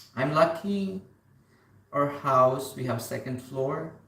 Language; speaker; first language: English; non-native, local second language; Filipino